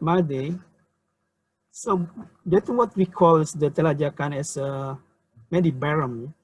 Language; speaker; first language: English; non-native, learner; Indonesian